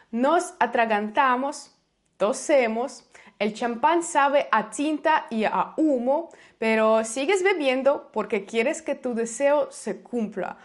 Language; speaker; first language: Spanish; non-native, fluent; Russian